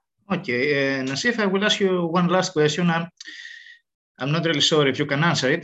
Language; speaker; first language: English; non-native, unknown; Greek